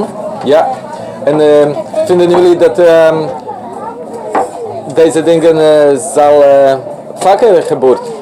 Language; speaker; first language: Dutch; non-native, learner; Polish